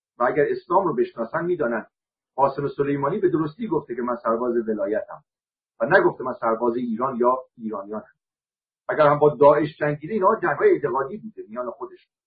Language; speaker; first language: Persian; native; Persian